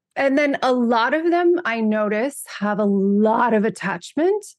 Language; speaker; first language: English; native; English